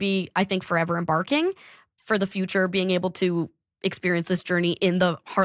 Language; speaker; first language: English; native; English